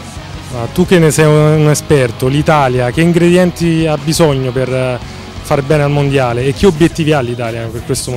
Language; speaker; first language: Italian; native; Italian